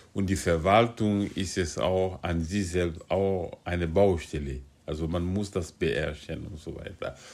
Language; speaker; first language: German; non-native, fluent; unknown